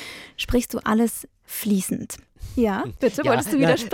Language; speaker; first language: German; native; German